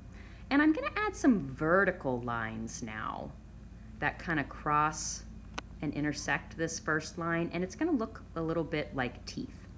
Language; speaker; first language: English; native; English